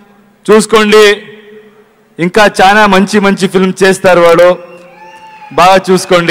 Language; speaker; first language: Telugu; non-native, learner; Kannada